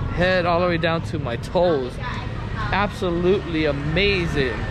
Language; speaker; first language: English; early bilingual, other home language; Vietnamese